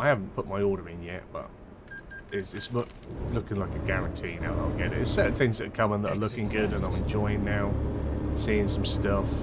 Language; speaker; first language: English; native; English